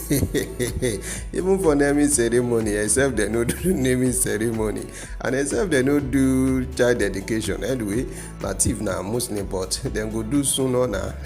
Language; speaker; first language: Nigerian Pidgin; non-native, local second language; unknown